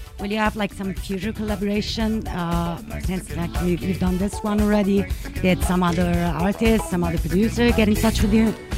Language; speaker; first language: English; non-native, fluent; Italian